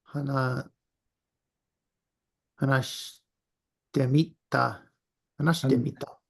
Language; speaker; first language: Japanese; non-native, learner; English